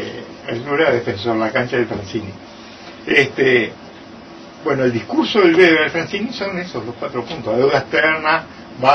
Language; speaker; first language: Spanish; native; Spanish